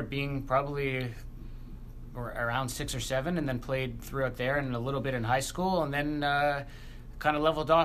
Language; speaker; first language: English; native; English